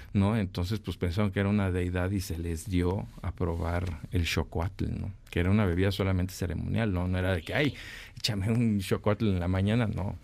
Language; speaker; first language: Spanish; native; Spanish